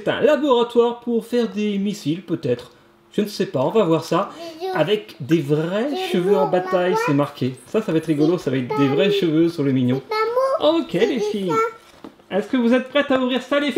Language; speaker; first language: French; native; French